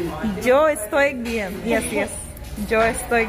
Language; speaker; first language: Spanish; non-native, learner; Bangla